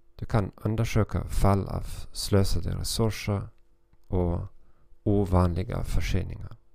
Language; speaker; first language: Swedish; non-native, fluent; German